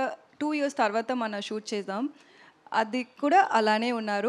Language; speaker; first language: Telugu; non-native, learner; Tamil